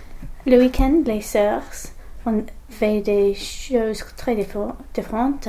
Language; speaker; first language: French; non-native, learner; English